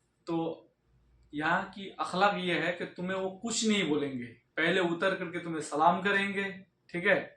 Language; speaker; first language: Hindi; native; Hindi